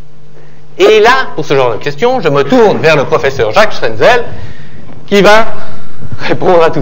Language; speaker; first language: French; native; French